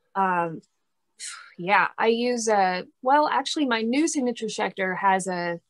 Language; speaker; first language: English; native; English